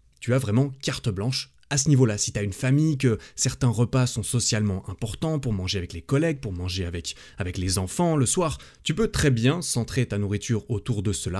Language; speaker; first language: French; native; French